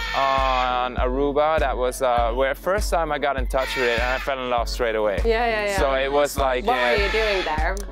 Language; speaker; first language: English; non-native, fluent; Limburgish